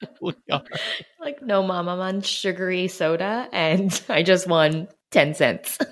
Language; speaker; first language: English; early bilingual, other home language; Chinese